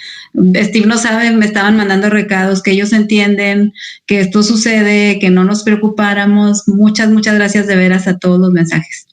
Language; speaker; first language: Spanish; native; Spanish